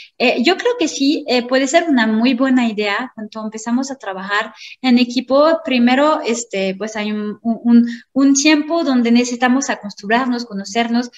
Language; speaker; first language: Spanish; non-native, fluent; French